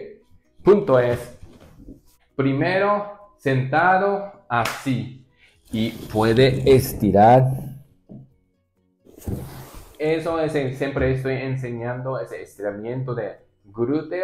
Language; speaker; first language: Spanish; non-native, learner; Japanese